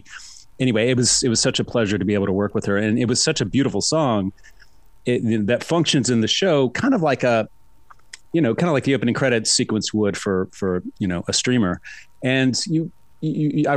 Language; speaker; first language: English; native; English